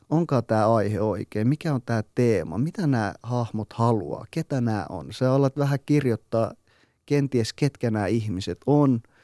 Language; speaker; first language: Finnish; early bilingual, other home language; Persian